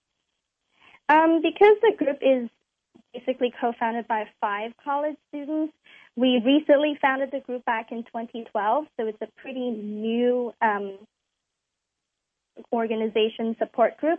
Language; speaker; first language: English; non-native, local second language; Cantonese